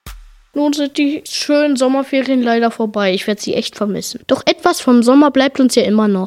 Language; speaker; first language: German; native; German